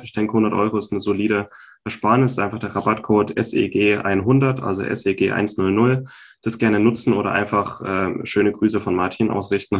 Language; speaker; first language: German; native; German